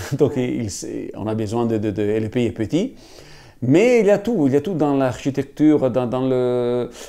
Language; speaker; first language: French; non-native, fluent; Italian